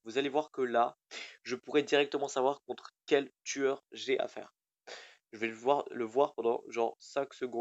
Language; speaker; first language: French; native; French